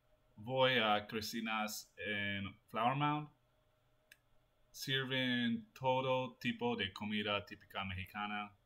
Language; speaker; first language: Spanish; non-native, learner; English